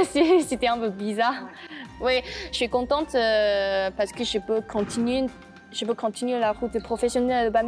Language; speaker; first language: French; non-native, learner; Chinese